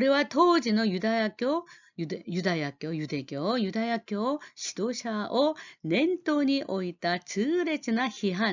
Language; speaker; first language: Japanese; non-native, fluent; Korean